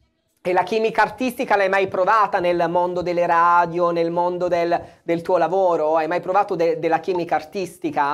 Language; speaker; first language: Italian; native; Italian